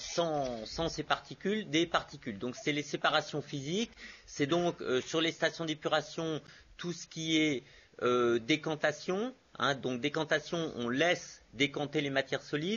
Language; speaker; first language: French; native; French